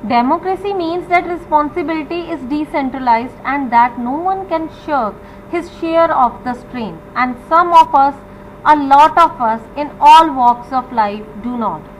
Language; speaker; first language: English; non-native, local second language; Punjabi